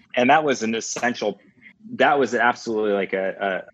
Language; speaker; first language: English; native; English